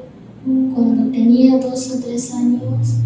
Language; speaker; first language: Spanish; early bilingual, heritage; Spanish